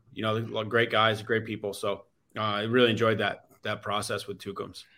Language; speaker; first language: English; native; English